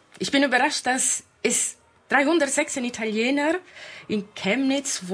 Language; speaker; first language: German; non-native, fluent; Italian